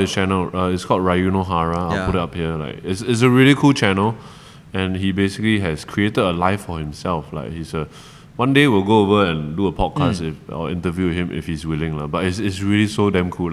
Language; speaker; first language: English; non-native, local second language; Chinese